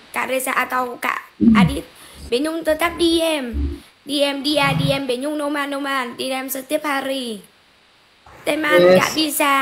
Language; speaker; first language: Indonesian; non-native, learner; Vietnamese